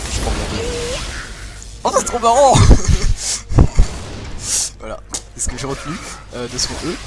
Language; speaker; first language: French; native; French